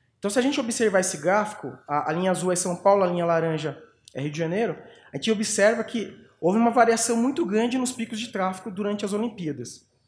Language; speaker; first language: Portuguese; native; Portuguese